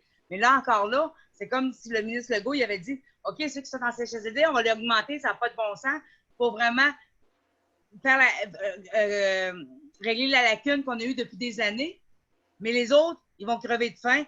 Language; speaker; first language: French; native; French